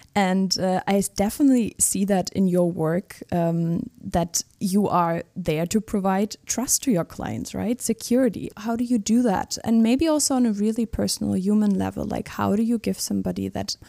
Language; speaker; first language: English; non-native, fluent; German